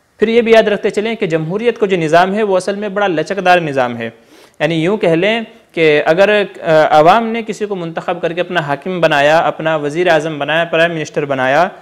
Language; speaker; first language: Urdu; native; Urdu